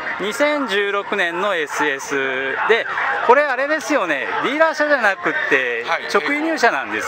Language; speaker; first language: Japanese; native; Japanese